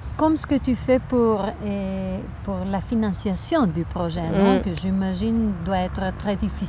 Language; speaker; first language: French; non-native, learner; Spanish